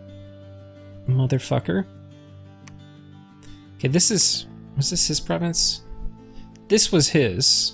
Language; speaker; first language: English; native; English